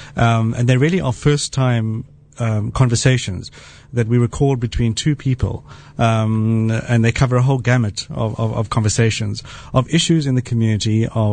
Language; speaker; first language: English; native; English